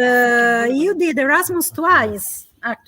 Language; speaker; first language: English; non-native, fluent; Italian